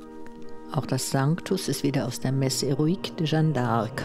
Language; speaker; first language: German; native; German